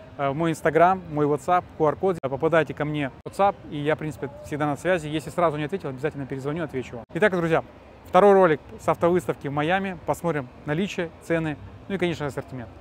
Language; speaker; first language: Russian; native; Russian